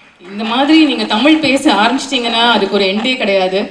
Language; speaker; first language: Tamil; native; Tamil